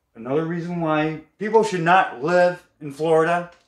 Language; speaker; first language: English; native; English